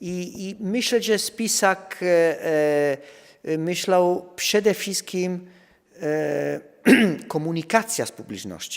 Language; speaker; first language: Polish; non-native, fluent; Italian